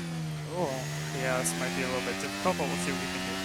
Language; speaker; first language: English; native; English